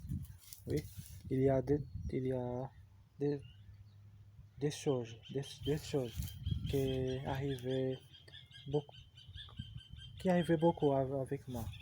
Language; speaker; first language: French; non-native, learner; Portuguese